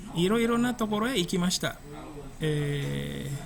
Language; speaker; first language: Japanese; non-native, fluent; Indonesian